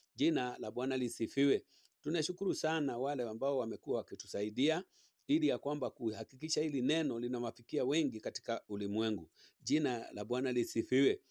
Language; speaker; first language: Swahili; native; Swahili